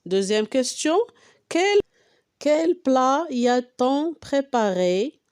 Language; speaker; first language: French; non-native, local second language; Arabic